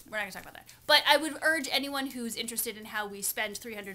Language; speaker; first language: English; native; English